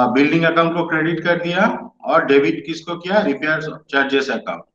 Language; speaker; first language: Hindi; non-native, local second language; Bangla